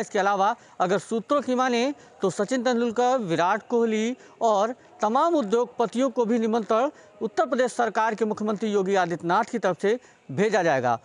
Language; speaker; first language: Hindi; native; Hindi